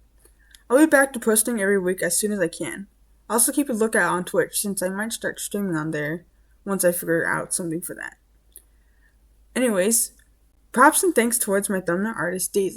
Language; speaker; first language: English; native; English